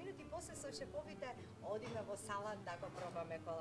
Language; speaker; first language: Macedonian; native; Macedonian